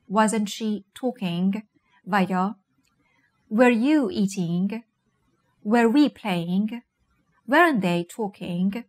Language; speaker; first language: English; non-native, fluent; Persian